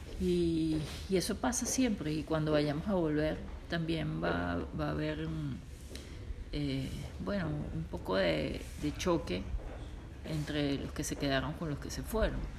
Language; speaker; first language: Spanish; native; Spanish